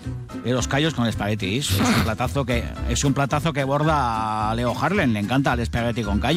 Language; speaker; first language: Spanish; native; Spanish